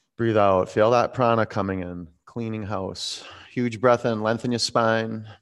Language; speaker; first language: English; native; English